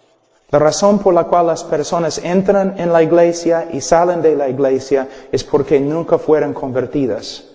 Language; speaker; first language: Spanish; non-native, fluent; English